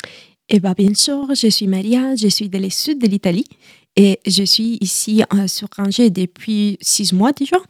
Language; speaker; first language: French; non-native, learner; Italian